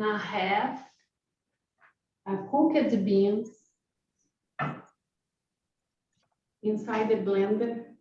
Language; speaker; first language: English; non-native, learner; Portuguese